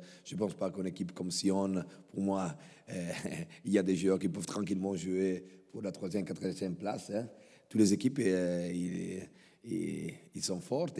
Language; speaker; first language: French; non-native, local second language; Italian